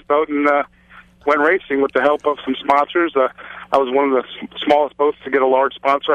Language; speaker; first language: English; native; English